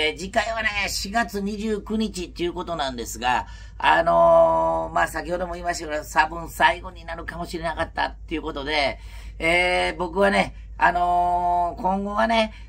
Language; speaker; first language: Japanese; native; Japanese